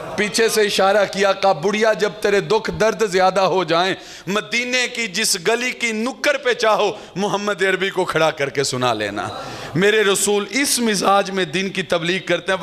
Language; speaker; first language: Urdu; non-native, local second language; Punjabi